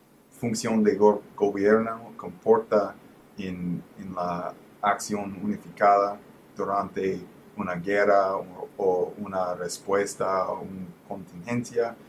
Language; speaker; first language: Spanish; non-native, fluent; English